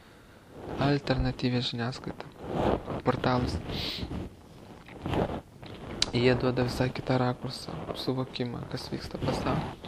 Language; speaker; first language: Lithuanian; native; Lithuanian